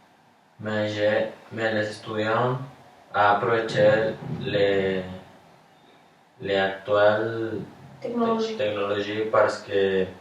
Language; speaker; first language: French; non-native, learner; Spanish